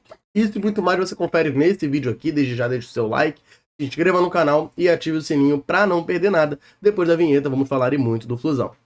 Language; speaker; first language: Portuguese; native; Portuguese